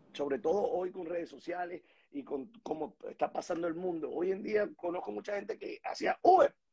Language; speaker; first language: Spanish; native; Spanish